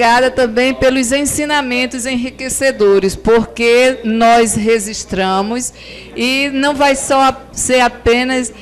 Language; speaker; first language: Portuguese; native; Portuguese